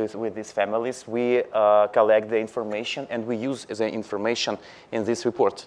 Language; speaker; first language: English; non-native, learner; Russian